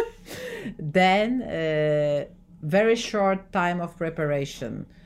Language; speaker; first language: English; non-native, fluent; Polish